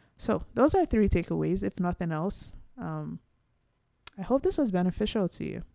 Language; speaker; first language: English; non-native, local second language; Yoruba